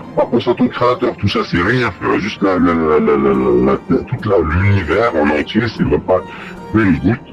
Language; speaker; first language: French; native; French